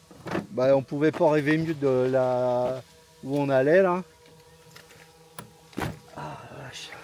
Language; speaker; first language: French; native; French